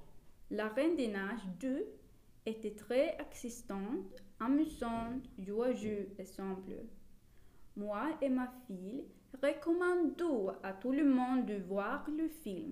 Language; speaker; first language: French; non-native, learner; Swedish